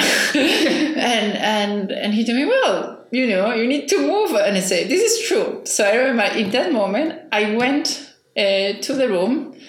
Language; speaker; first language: English; non-native, fluent; Spanish